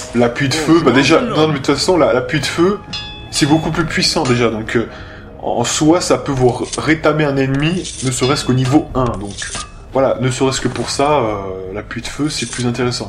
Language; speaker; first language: French; native; French